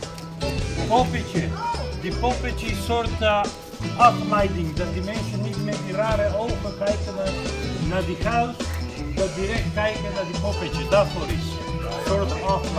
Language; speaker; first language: Dutch; non-native, fluent; Macedonian